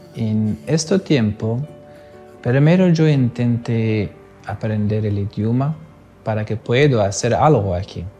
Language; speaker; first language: Spanish; non-native, learner; Persian